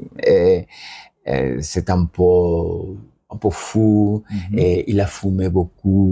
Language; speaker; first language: French; non-native, learner; Spanish